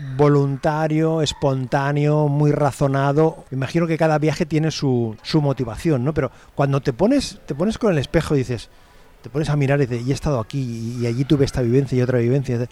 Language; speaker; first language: Spanish; native; Spanish